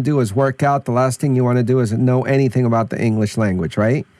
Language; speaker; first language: English; native; English